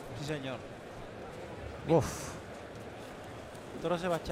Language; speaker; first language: Spanish; native; Spanish